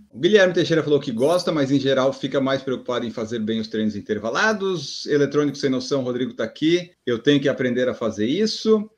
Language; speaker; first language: Portuguese; native; Portuguese